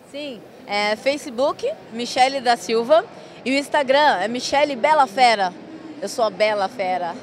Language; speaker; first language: Portuguese; native; Portuguese